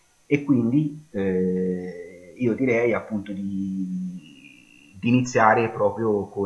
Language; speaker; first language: Italian; native; Italian